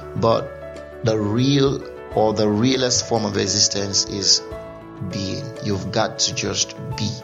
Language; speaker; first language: English; non-native, local second language; Igbo